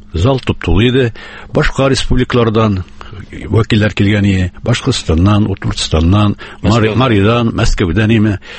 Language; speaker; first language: Tatar; native; Tatar